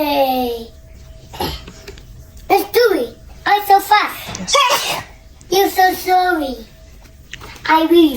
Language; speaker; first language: English; non-native, learner; Vietnamese